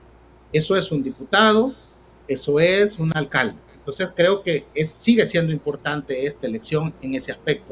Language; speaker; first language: Spanish; native; Spanish